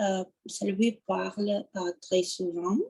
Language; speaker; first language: French; non-native, learner; Russian